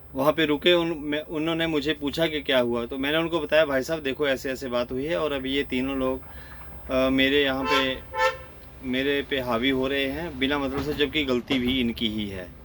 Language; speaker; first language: Hindi; native; Hindi